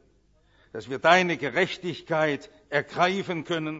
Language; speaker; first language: German; native; German